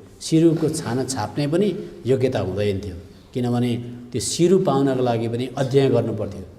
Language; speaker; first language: Nepali; native; Nepali